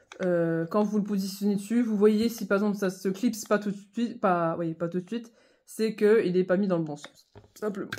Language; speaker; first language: French; native; French